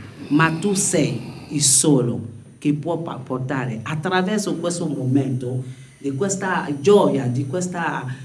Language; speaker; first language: Italian; non-native, fluent; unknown